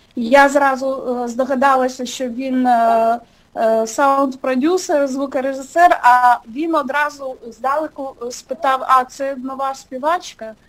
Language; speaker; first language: Ukrainian; native; Ukrainian